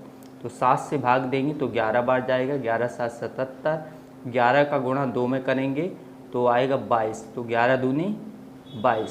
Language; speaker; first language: Hindi; native; Hindi